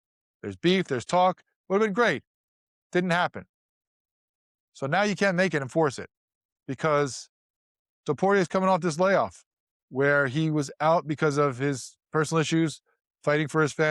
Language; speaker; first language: English; native; English